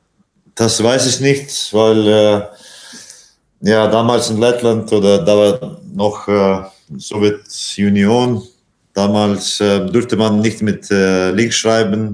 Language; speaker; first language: German; non-native, fluent; Latvian